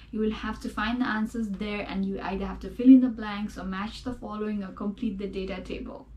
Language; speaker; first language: English; non-native, local second language; Nepali